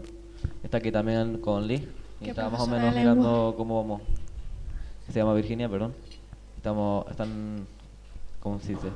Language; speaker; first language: Spanish; native; Spanish